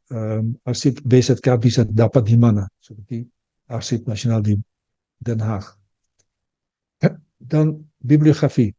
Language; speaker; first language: Indonesian; early bilingual, heritage; Dutch